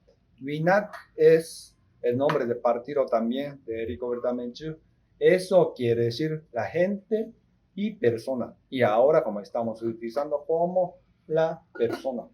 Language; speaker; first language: Spanish; non-native, fluent; Japanese